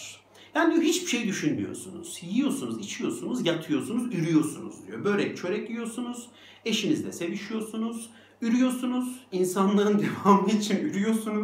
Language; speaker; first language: Turkish; native; Turkish